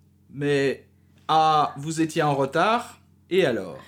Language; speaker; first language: French; native; French